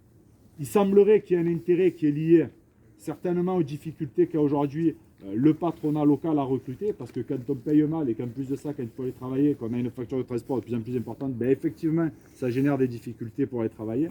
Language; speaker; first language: French; native; French